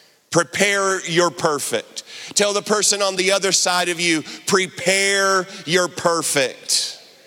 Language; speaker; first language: English; native; English